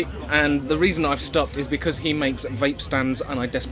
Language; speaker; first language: English; native; English